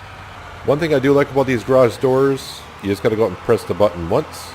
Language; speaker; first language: English; native; English